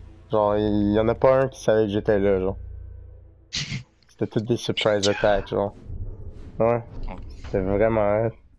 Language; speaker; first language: French; native; French